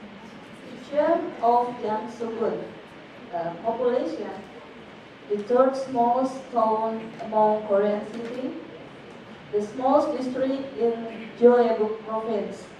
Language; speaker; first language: English; non-native, learner; Indonesian